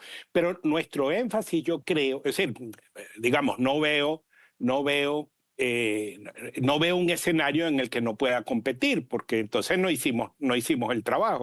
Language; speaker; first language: Spanish; native; Spanish